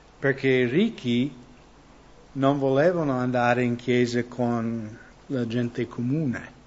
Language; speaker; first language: Italian; non-native, fluent; English